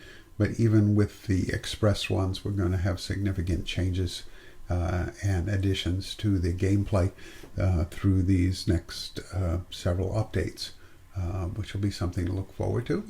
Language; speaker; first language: English; native; English